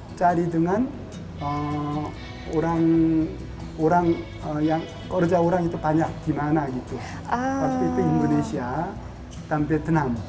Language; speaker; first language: Indonesian; non-native, fluent; Korean